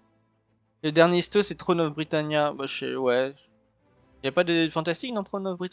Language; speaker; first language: French; native; French